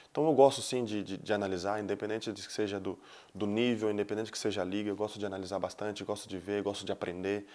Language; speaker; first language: Portuguese; native; Portuguese